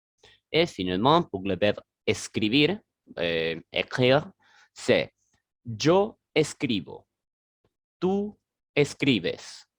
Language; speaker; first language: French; non-native, learner; Spanish